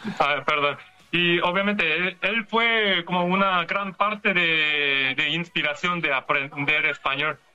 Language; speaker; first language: Spanish; non-native, learner; Korean